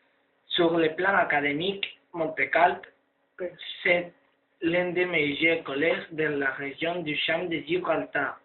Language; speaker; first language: French; non-native, learner; Spanish